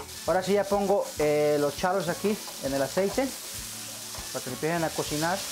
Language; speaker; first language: Spanish; native; Spanish